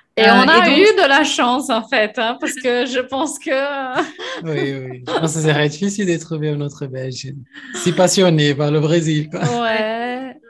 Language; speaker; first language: French; non-native, fluent; Portuguese